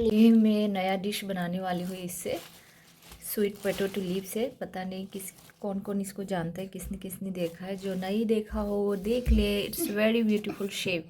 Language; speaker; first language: Hindi; non-native, local second language; Kok Borok